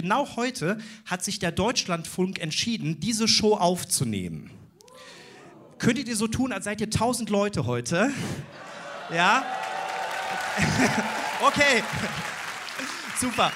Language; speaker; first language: German; native; German